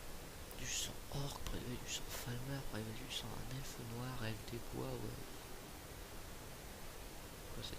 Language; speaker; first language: French; native; French